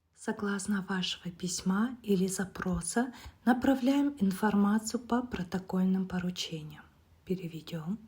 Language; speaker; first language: Russian; non-native, local second language; Kazakh